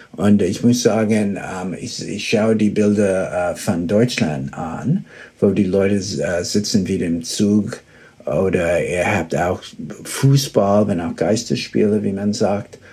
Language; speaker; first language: German; early bilingual, heritage; German